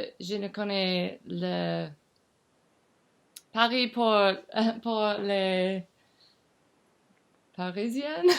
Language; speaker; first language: French; non-native, learner; English